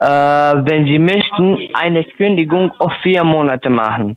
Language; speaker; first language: German; non-native, learner; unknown